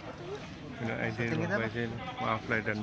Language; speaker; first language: Indonesian; native; Indonesian